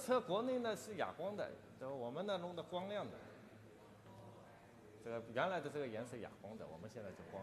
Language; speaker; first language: Chinese; native; Chinese